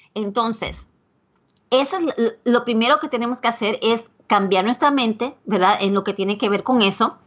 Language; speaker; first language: Spanish; native; Spanish